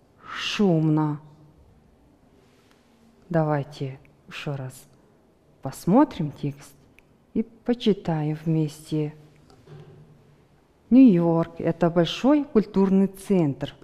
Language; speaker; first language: Russian; non-native, fluent; Mongolian